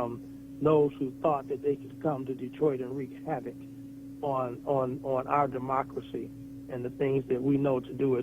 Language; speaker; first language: English; native; English